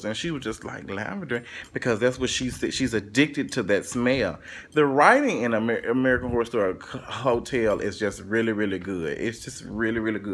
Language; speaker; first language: English; native; English